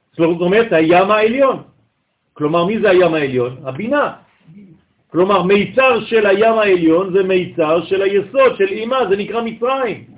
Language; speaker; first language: Hebrew; non-native, fluent; French